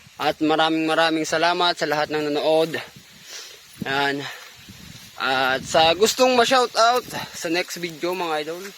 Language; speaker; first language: Filipino; native; Filipino